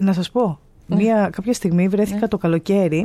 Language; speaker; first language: Greek; native; Greek